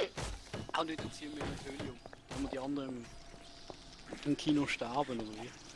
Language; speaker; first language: German; native; German